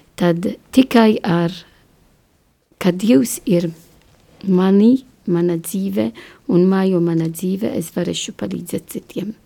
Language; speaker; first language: Latvian; non-native, learner; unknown